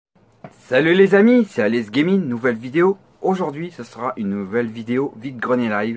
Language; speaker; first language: French; native; French